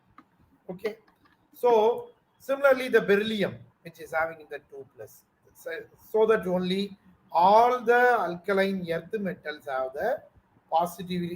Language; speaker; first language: English; non-native, local second language; Tamil